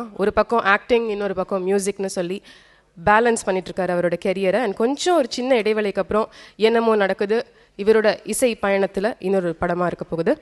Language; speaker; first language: Tamil; native; Tamil